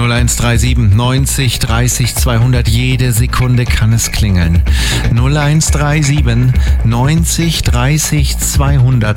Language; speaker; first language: German; native; German